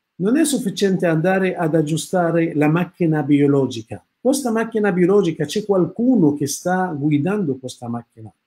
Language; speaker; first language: Italian; non-native, fluent; Arabic